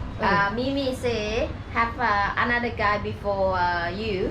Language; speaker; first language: English; non-native, learner; Thai